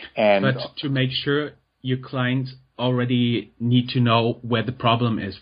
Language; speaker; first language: English; non-native, fluent; German